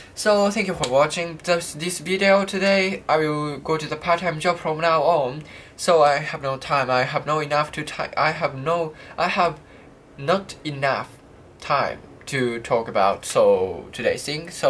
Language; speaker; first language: English; non-native, learner; Japanese